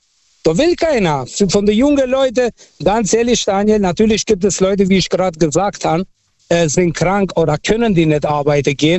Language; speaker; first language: German; non-native, local second language; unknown